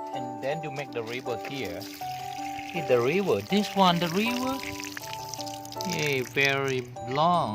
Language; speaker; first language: English; non-native, learner; Thai